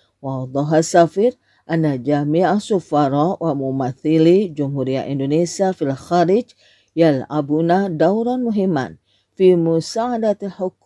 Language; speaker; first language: Arabic; non-native, fluent; Indonesian